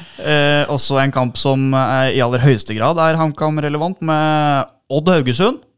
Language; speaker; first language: Norwegian; native; Norwegian